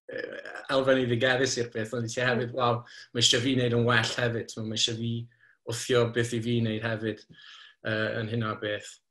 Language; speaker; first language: Welsh; native; Welsh